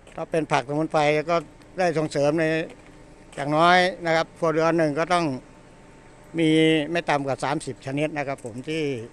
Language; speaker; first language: Thai; non-native, local second language; Northeastern Thai